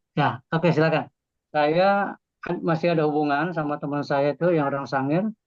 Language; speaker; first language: Indonesian; native; Indonesian